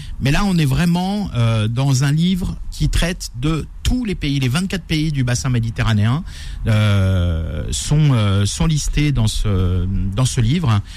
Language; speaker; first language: French; native; French